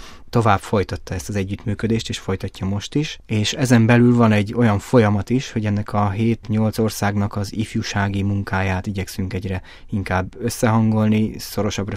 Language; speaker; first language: Hungarian; native; Hungarian